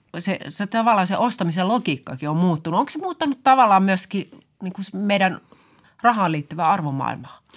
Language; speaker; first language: Finnish; native; Finnish